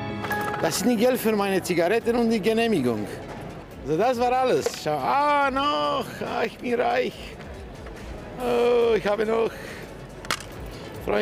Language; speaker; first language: German; non-native, learner; Romanian